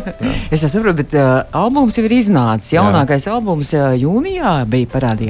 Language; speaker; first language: Latvian; native; Latvian